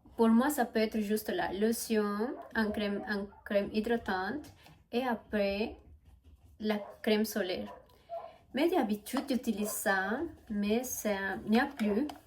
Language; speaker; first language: French; non-native, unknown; Spanish